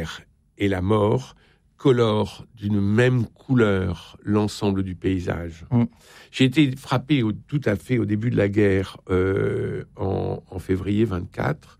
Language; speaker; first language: French; native; French